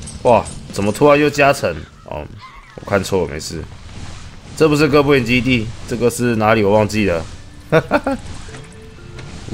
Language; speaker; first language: Chinese; native; Chinese